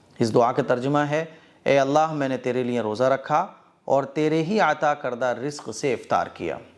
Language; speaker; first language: Urdu; native; Urdu